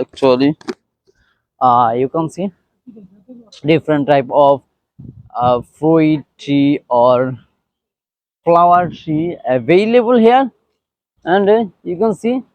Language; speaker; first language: English; non-native, learner; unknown